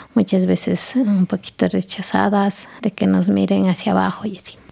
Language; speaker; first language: Spanish; native; Spanish